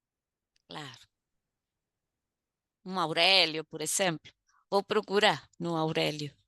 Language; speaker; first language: Portuguese; non-native, fluent; Spanish